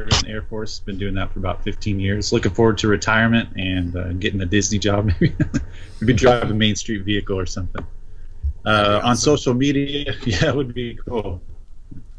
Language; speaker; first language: English; native; English